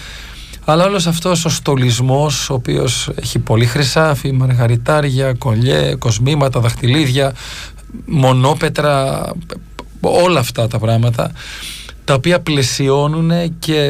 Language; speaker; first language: Greek; native; Greek